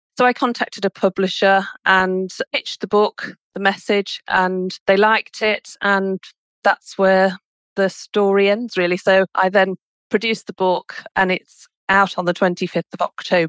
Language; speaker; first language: English; native; English